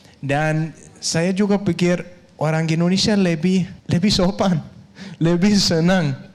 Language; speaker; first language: Indonesian; non-native, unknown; Danish